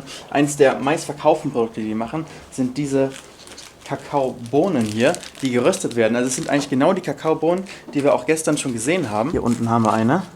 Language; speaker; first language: German; native; German